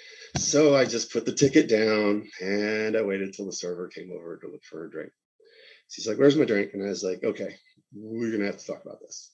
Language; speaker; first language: English; native; English